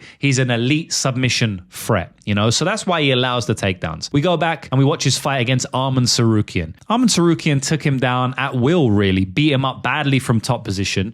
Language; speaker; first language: English; native; English